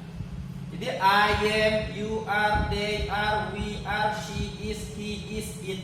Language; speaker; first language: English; non-native, fluent; Indonesian